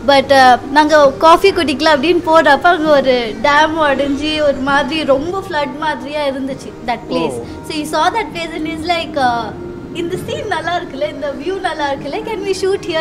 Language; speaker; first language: Tamil; early bilingual, heritage; Tamil